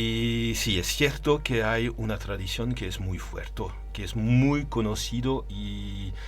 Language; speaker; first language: Spanish; non-native, learner; French